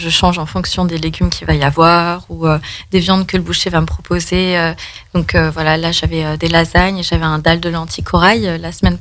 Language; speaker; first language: French; native; French